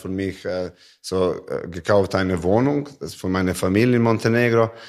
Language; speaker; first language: German; non-native, fluent; Serbian